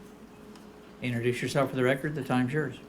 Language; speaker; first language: English; native; English